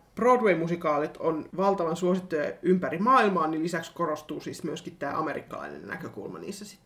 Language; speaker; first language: Finnish; native; Finnish